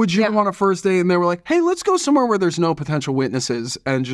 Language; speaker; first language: English; native; English